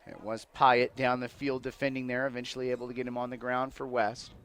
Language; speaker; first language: English; native; English